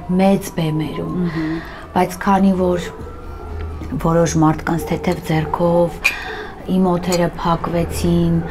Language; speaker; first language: Armenian; native; Armenian